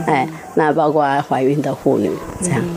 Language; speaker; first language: Chinese; native; Chinese